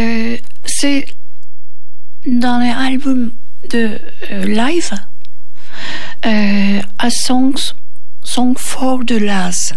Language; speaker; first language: French; non-native, learner; Turkish